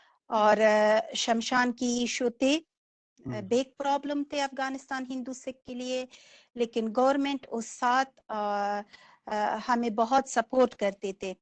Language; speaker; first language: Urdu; non-native, fluent; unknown